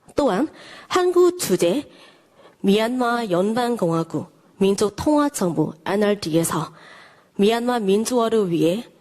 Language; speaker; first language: Korean; non-native, fluent; Burmese